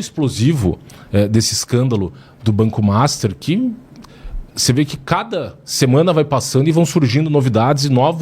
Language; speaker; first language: Portuguese; native; Portuguese